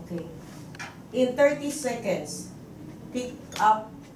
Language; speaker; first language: English; non-native, local second language; Filipino